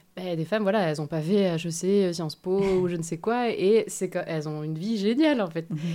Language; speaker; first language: French; native; French